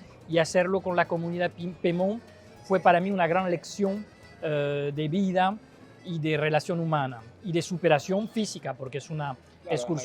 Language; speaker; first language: Spanish; non-native, fluent; French